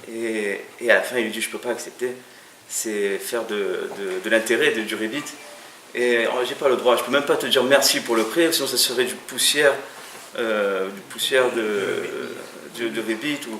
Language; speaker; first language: French; native; French